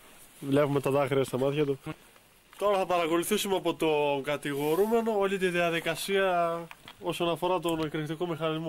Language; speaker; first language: Greek; native; Greek